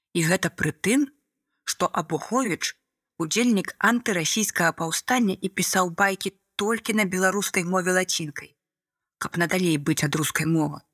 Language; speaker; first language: Belarusian; native; Belarusian